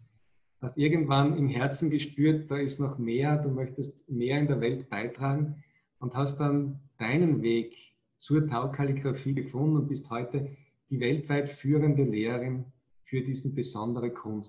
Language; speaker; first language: German; native; German